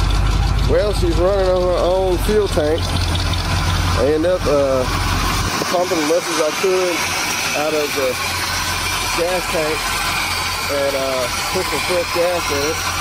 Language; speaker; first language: English; native; English